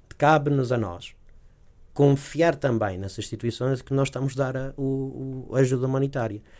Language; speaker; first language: Portuguese; early bilingual, heritage; Portuguese